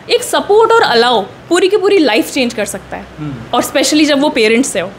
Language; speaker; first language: Hindi; native; Hindi